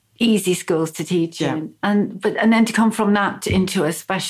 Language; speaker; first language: English; native; English